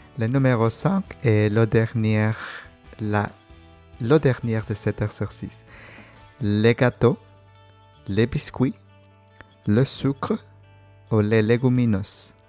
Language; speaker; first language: French; non-native, learner; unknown